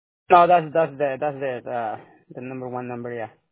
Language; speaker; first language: English; non-native, fluent; Spanish